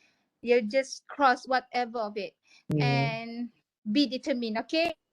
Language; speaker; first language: English; non-native, local second language; Malay